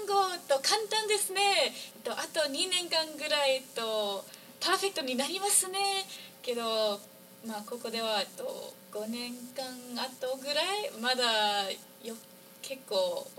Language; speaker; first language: Japanese; non-native, fluent; English